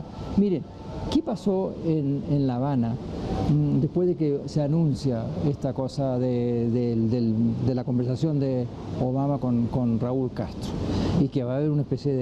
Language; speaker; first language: Spanish; native; Spanish